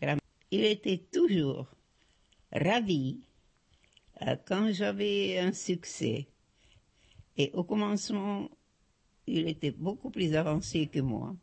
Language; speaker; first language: French; non-native, fluent; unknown